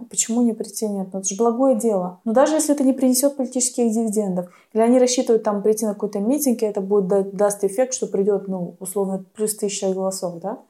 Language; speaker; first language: Russian; native; Russian